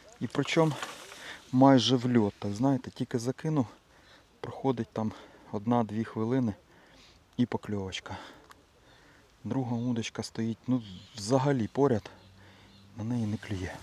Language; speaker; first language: Ukrainian; native; Ukrainian